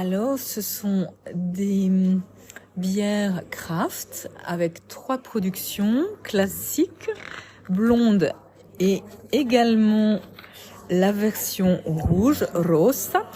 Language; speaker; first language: French; native; French